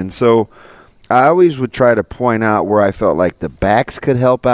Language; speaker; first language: English; native; English